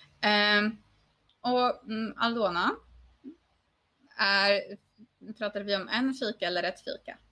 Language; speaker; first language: Swedish; non-native, fluent; Polish